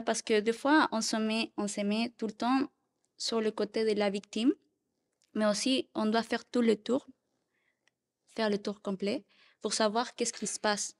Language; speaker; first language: French; non-native, learner; Spanish